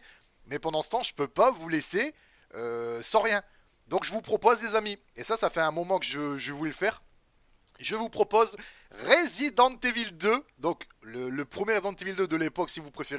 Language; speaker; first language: French; native; French